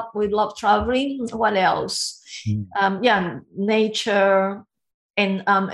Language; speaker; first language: English; non-native, fluent; Portuguese